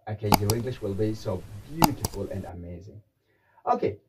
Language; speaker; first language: English; non-native, local second language; Amharic